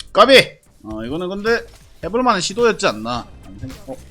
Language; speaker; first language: Korean; native; Korean